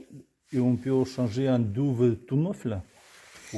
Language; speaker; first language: French; non-native, learner; Russian